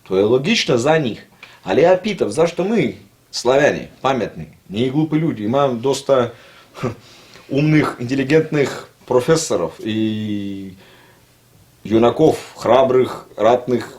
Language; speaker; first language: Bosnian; non-native, learner; Russian